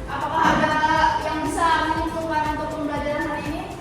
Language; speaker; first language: Indonesian; native; Indonesian